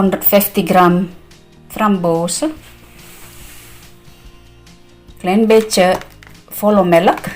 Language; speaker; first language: Dutch; non-native, learner; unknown